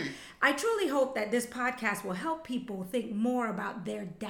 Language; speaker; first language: English; early bilingual, other home language; Spanish